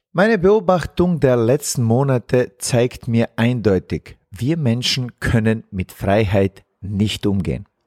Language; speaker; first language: German; non-native, fluent; Bosnian